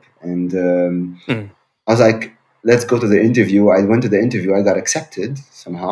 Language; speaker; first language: English; non-native, fluent; Arabic